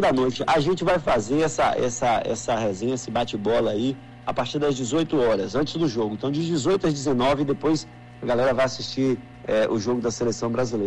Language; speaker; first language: Portuguese; native; Portuguese